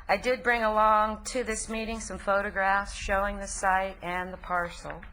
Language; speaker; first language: English; native; English